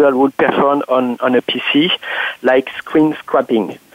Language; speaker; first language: English; non-native, fluent; French